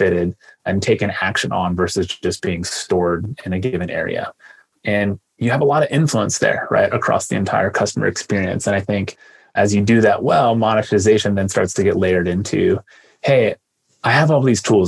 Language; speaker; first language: English; native; English